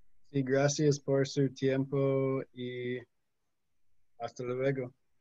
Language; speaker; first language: Spanish; non-native, learner; English